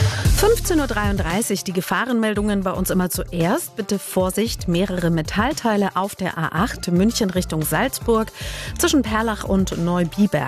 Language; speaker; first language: German; native; German